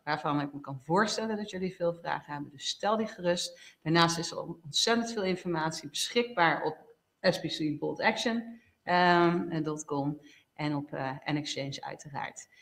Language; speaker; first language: Dutch; native; Dutch